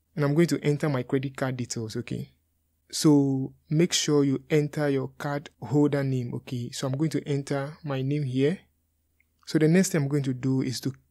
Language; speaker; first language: English; non-native, local second language; Akan